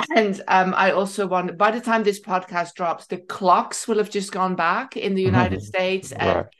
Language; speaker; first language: English; non-native, fluent; Dutch